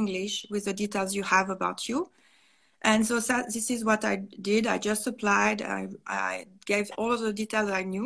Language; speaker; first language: English; non-native, fluent; French